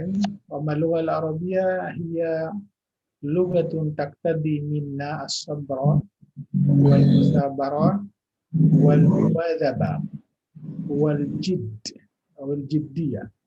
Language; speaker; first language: Arabic; non-native, fluent; Indonesian